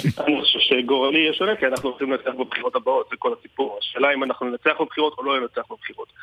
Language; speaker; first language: Hebrew; native; Hebrew